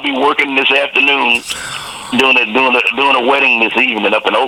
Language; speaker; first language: English; native; English